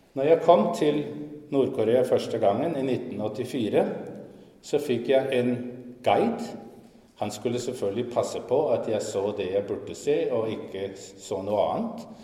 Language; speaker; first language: Norwegian; native; Norwegian